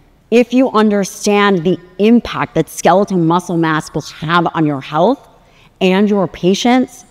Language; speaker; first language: English; native; English